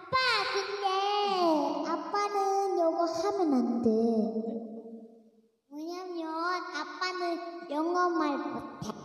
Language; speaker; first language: Korean; early bilingual, heritage; Korean